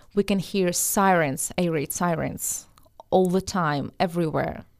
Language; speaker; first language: English; non-native, fluent; Russian